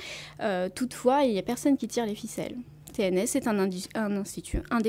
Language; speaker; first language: French; native; French